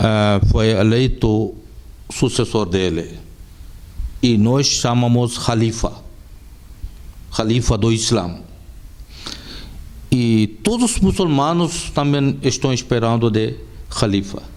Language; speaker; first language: Portuguese; non-native, fluent; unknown